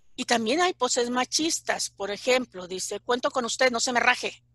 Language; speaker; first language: Spanish; native; Spanish